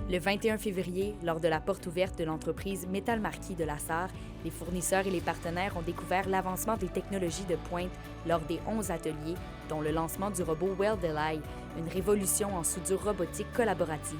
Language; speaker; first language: French; native; French